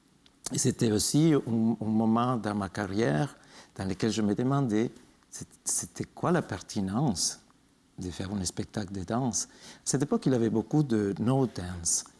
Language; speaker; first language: French; non-native, fluent; Spanish